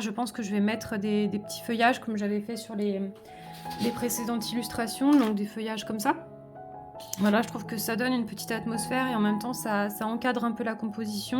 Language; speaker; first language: French; native; French